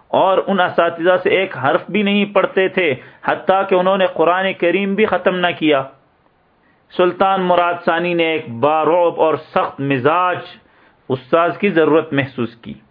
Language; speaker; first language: Urdu; native; Urdu